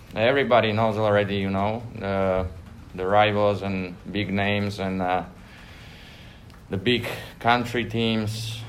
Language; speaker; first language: English; non-native, fluent; Slovak